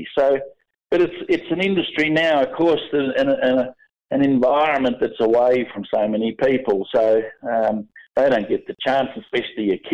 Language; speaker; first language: English; native; English